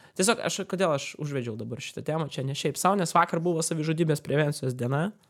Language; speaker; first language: Lithuanian; non-native, local second language; Russian